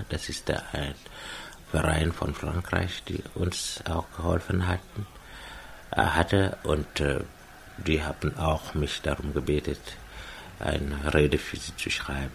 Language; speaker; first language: German; non-native, fluent; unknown